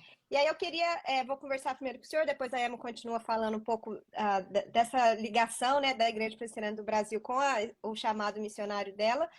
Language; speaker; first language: Portuguese; native; Portuguese